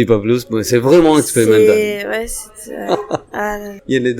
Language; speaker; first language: French; non-native, fluent; Spanish